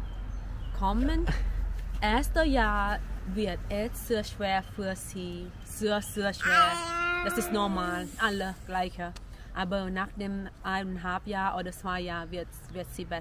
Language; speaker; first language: German; non-native, learner; Thai